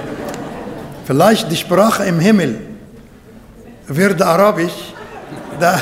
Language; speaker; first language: German; non-native, learner; Arabic